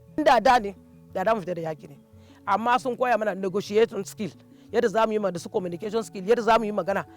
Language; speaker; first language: Hausa; non-native, local second language; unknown